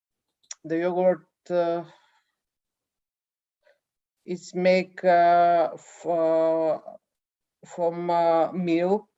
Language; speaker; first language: English; non-native, learner; Bulgarian